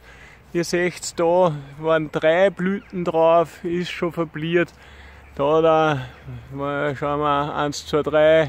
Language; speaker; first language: German; native; German